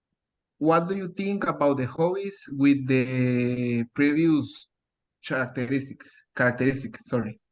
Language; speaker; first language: English; non-native, learner; Spanish